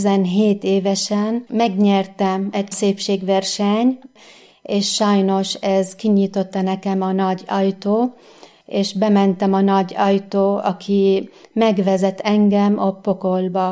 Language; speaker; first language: Hungarian; non-native, fluent; Arabic